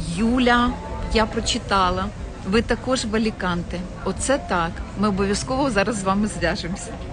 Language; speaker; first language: Ukrainian; native; Ukrainian